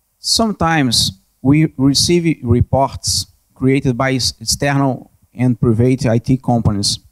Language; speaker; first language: English; non-native, learner; Portuguese